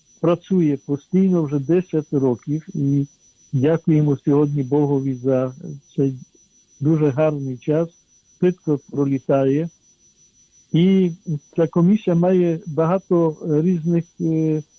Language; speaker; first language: Ukrainian; non-native, fluent; Polish